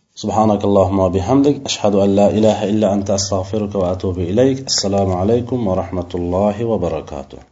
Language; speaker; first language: Arabic; non-native, fluent; Uzbek